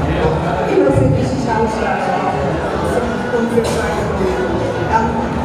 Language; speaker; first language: German; non-native, learner; Telugu